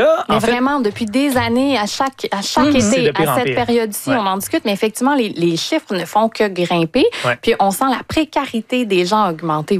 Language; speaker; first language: French; native; French